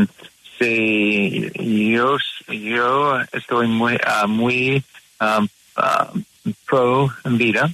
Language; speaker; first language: Spanish; non-native, learner; English